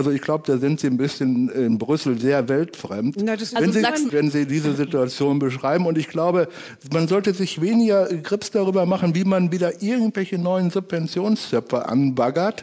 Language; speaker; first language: German; native; German